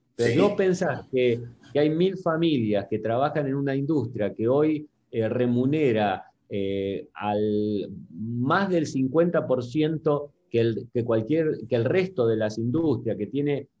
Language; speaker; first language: Spanish; native; Spanish